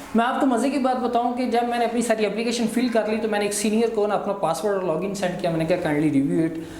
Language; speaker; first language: Hindi; non-native, local second language; Punjabi